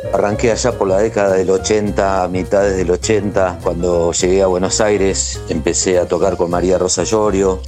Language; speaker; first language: Spanish; native; Spanish